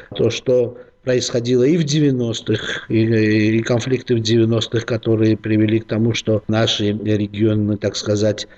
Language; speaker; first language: Russian; non-native, local second language; Georgian